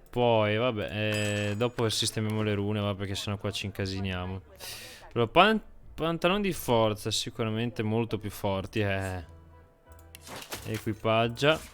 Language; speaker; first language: Italian; native; Italian